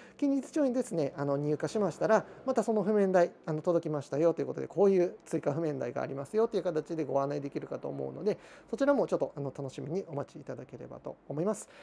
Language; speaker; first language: Japanese; native; Japanese